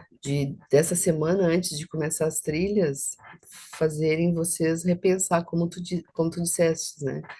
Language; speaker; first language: Portuguese; native; Portuguese